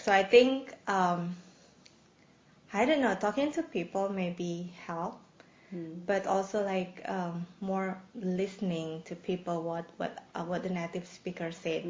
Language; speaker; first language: English; non-native, fluent; Indonesian